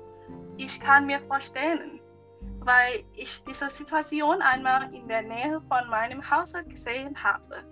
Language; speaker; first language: German; non-native, learner; Thai